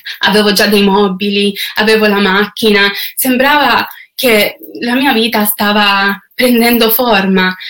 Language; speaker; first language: Italian; non-native, fluent; English